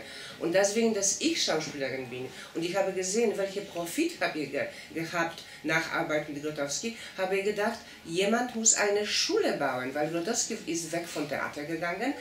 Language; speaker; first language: German; non-native, fluent; Polish